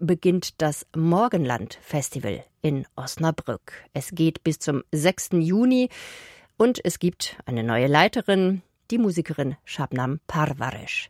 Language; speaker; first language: German; native; German